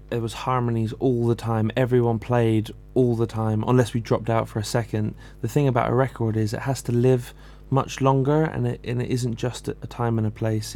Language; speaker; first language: English; native; English